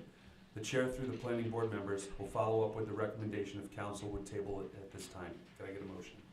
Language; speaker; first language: English; native; English